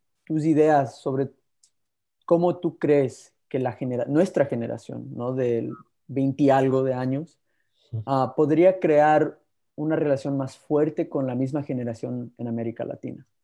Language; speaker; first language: Spanish; early bilingual, heritage; Spanish